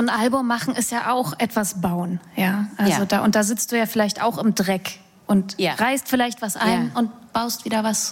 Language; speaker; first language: German; native; German